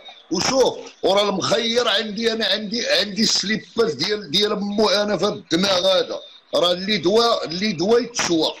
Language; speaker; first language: Arabic; native; Arabic